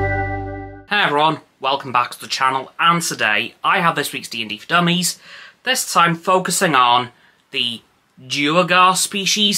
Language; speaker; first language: English; native; English